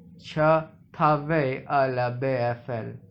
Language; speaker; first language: French; non-native, learner; Hindi